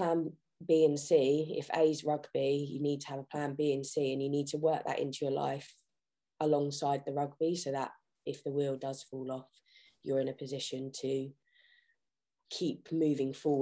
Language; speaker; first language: English; native; English